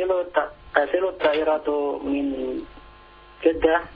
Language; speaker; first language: Arabic; non-native, learner; Indonesian